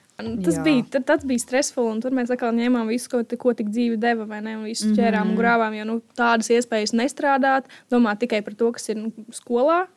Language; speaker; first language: Latvian; native; Latvian